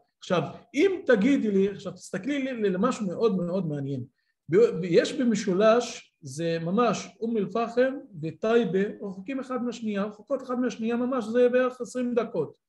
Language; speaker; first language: Hebrew; non-native, local second language; Arabic